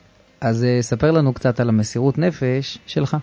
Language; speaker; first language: Hebrew; native; Hebrew